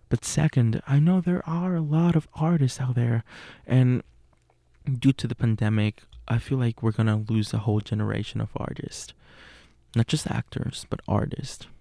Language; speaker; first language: English; non-native, fluent; Spanish